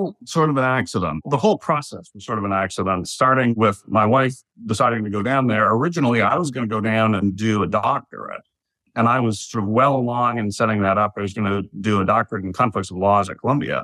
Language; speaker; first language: English; native; English